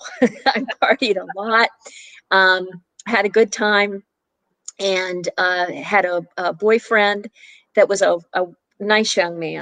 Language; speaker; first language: English; native; English